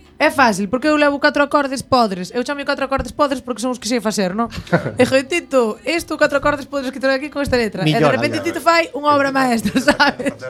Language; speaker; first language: Galician; non-native, local second language; Spanish